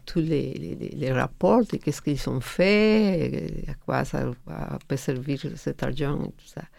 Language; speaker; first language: French; non-native, learner; Spanish